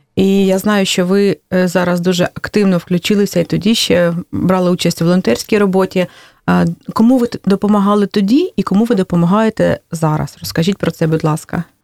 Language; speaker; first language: Ukrainian; native; Ukrainian